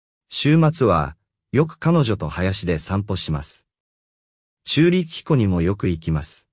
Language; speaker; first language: Japanese; non-native, fluent; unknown